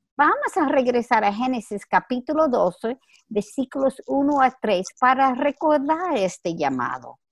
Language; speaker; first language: Spanish; native; Spanish